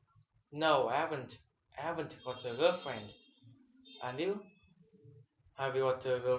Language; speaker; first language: English; non-native, learner; Vietnamese